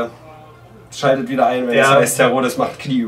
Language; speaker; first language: German; native; German